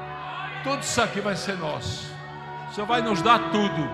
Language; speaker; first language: Portuguese; native; Portuguese